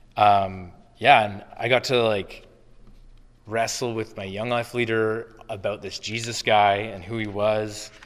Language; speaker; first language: English; native; English